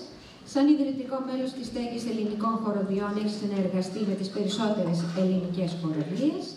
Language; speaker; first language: Greek; native; Greek